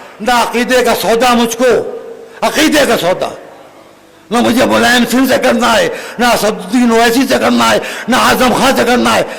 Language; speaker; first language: Urdu; native; Urdu